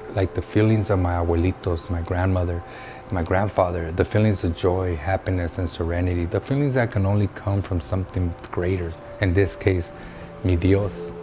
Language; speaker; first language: English; native; English